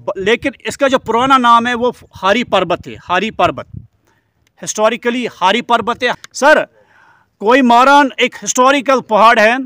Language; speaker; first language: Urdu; non-native, local second language; Kashmiri